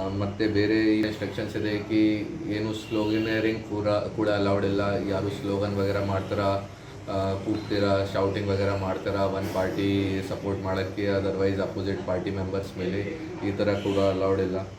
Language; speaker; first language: Kannada; non-native, fluent; Hindi